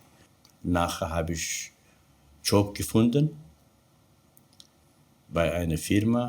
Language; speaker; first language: German; non-native, learner; Kurdish